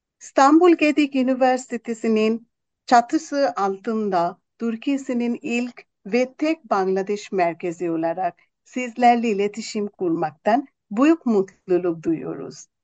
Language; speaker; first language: Turkish; non-native, fluent; Bangla